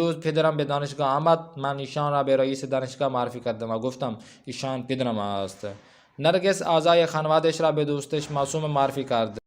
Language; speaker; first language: Persian; non-native, fluent; Urdu